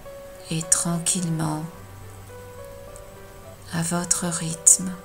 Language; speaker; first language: French; native; French